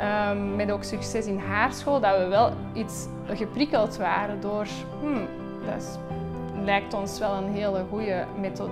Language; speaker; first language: Dutch; native; Dutch